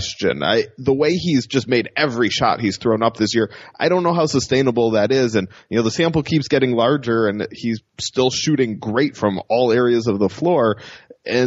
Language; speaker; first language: English; native; English